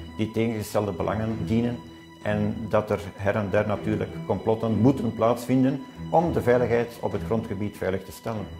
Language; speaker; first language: Dutch; native; Dutch